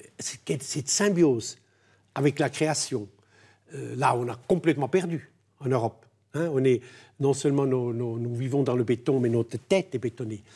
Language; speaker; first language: French; non-native, local second language; German